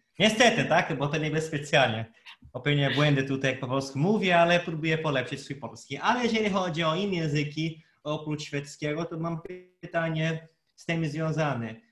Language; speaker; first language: Polish; non-native, fluent; Portuguese